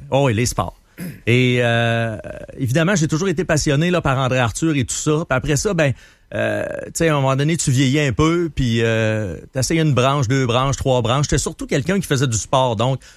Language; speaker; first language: French; native; French